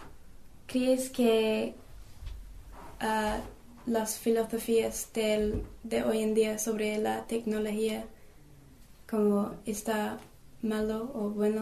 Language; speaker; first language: Spanish; non-native, learner; English